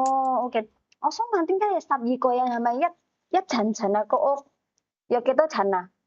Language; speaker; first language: Cantonese; native; Cantonese